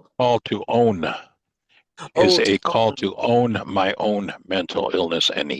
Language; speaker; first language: English; native; English